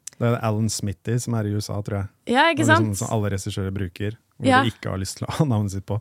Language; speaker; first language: Norwegian; native; Norwegian